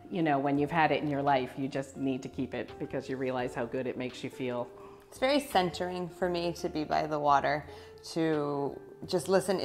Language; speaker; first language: English; native; English